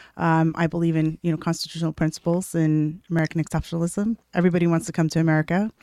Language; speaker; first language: English; early bilingual, other home language; Norwegian